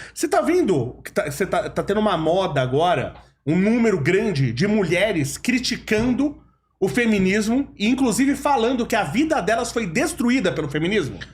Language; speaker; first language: Portuguese; native; Portuguese